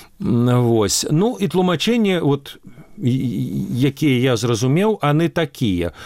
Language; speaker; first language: Belarusian; non-native, local second language; Russian